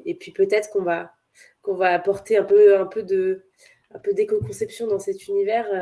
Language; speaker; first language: French; native; French